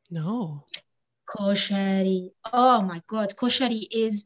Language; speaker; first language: English; non-native, fluent; Arabic